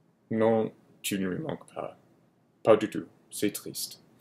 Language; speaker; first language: French; non-native, fluent; English